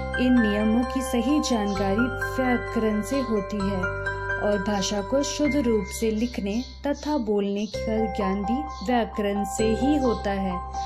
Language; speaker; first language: Hindi; native; Hindi